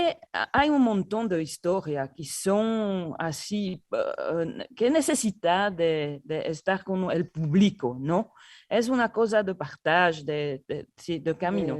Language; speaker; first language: Spanish; non-native, learner; French